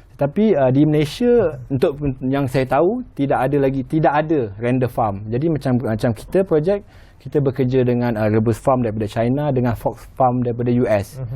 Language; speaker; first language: Malay; native; Malay